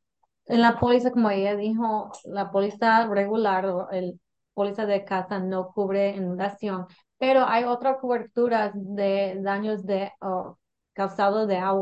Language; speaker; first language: Spanish; early bilingual, heritage; English